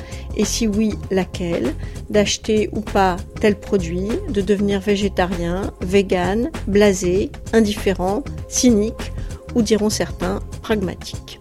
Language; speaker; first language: French; native; French